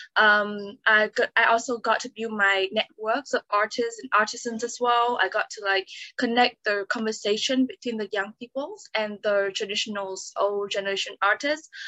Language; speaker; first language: English; non-native, fluent; Vietnamese